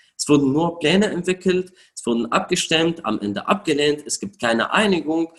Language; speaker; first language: German; non-native, fluent; Arabic